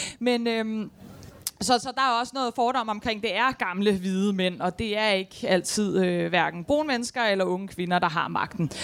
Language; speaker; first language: Danish; native; Danish